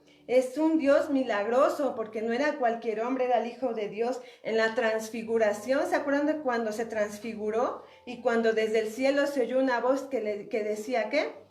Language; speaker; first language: Spanish; native; Spanish